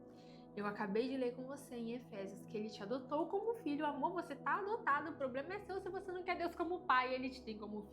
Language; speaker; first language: Portuguese; native; Portuguese